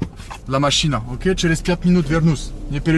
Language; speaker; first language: Russian; non-native, learner; French